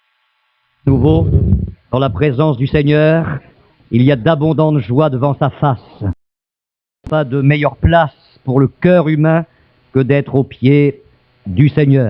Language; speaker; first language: French; native; French